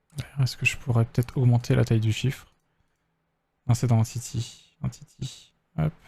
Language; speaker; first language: French; native; French